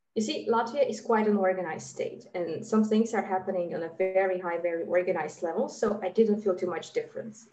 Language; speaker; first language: English; non-native, fluent; Latvian